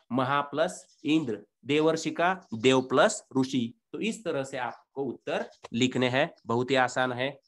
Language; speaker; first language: Hindi; non-native, local second language; Marathi